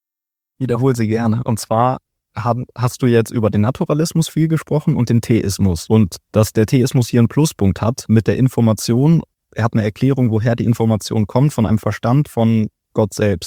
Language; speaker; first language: German; native; German